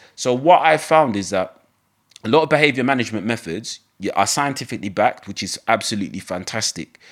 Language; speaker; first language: English; native; English